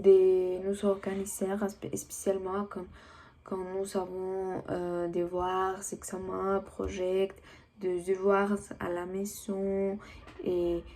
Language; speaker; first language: French; non-native, learner; Spanish